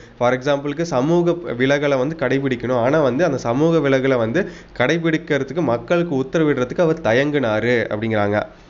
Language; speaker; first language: Tamil; native; Tamil